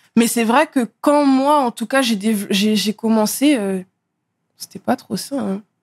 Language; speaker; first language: French; native; French